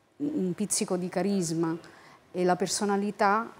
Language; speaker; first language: Italian; native; Italian